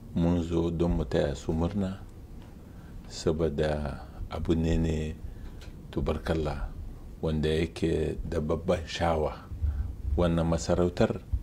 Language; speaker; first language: Hausa; non-native, local second language; Arabic